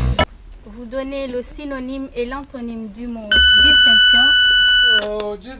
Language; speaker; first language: French; non-native, local second language; Comorian